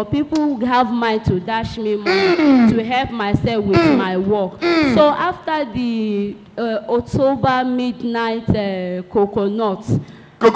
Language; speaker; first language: English; non-native, local second language; Igbo